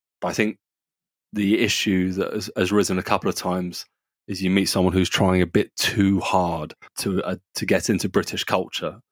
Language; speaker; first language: English; native; English